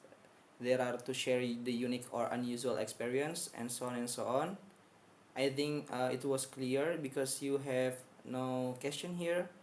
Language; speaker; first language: English; non-native, fluent; Indonesian